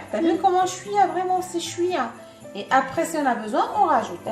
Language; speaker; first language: French; non-native, local second language; Arabic